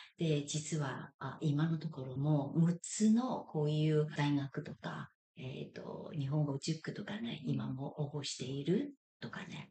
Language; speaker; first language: Japanese; non-native, fluent; Chinese